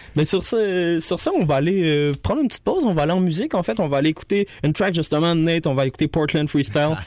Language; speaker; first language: French; native; French